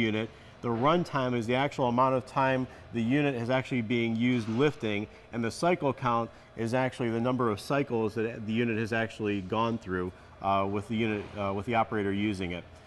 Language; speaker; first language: English; native; English